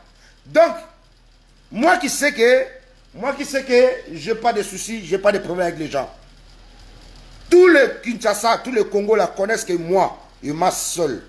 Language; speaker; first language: French; non-native, local second language; Lingala